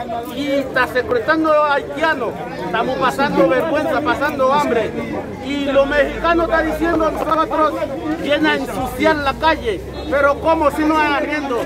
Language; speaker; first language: Spanish; non-native, fluent; Haitian Creole